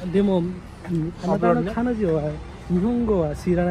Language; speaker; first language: Japanese; non-native, learner; Nepali